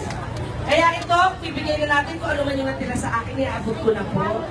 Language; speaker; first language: Filipino; native; Filipino